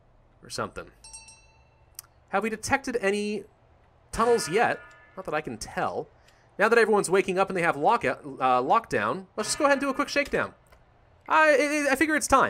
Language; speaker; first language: English; native; English